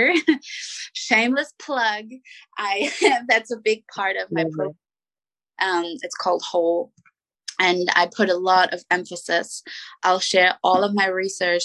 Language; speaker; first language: English; non-native, fluent; German